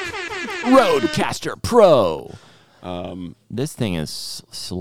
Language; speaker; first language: English; native; English